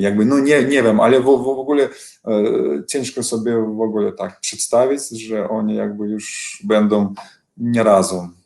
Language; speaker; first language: Polish; non-native, learner; Belarusian